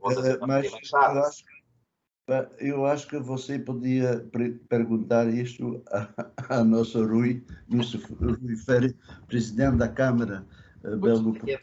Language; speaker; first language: Portuguese; early bilingual, other home language; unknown